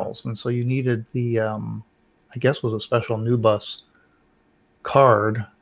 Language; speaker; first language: English; native; English